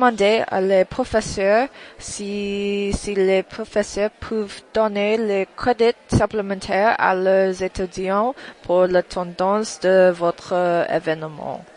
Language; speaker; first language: French; non-native, learner; English